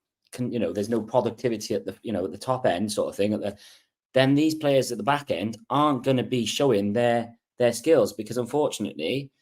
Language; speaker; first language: English; native; English